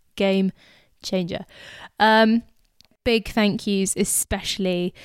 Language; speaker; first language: English; native; English